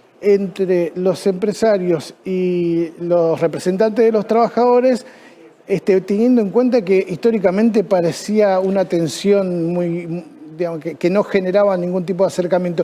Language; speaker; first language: Spanish; native; Spanish